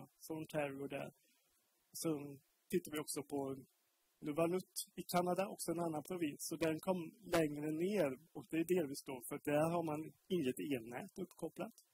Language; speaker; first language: Swedish; native; Swedish